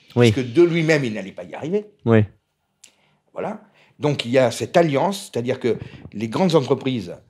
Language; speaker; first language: French; native; French